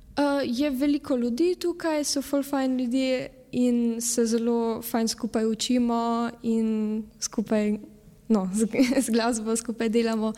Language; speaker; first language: Slovenian; early bilingual, heritage; Slovenian